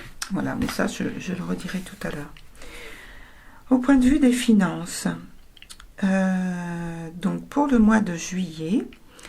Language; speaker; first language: French; native; French